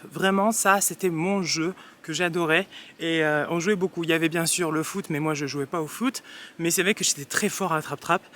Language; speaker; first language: French; early bilingual, other home language; Réunion Creole French